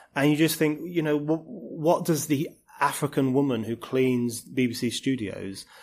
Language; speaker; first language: English; native; English